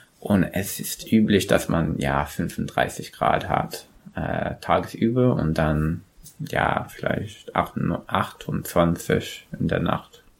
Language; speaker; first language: German; non-native, fluent; English